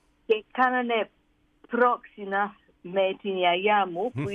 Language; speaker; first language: Greek; early bilingual, heritage; Greek